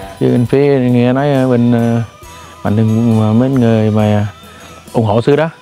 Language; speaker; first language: Vietnamese; non-native, local second language; Khmer